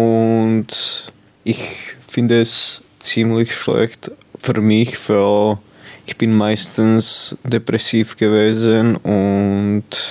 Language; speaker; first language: German; non-native, local second language; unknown